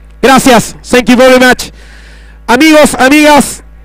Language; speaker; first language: Spanish; native; Spanish